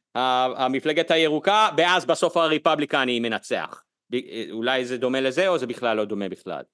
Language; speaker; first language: Hebrew; non-native, fluent; English